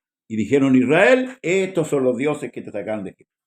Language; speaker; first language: Spanish; native; Spanish